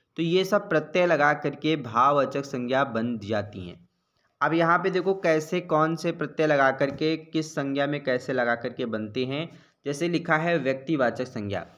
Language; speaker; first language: Hindi; native; Hindi